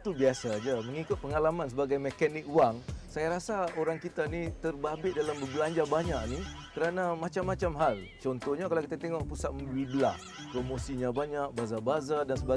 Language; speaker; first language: Malay; native; Malay